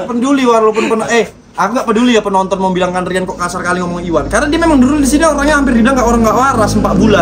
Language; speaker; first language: Malay; native; Malay